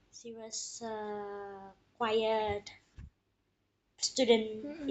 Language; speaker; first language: English; non-native, fluent; Indonesian